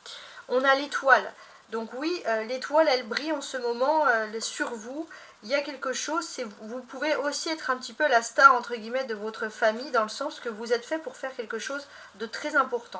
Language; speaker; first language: French; native; French